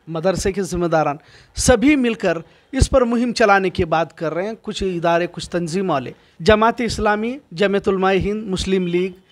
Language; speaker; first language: Hindi; non-native, local second language; Urdu